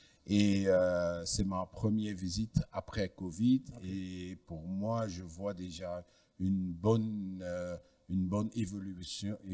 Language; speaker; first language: French; non-native, fluent; Dutch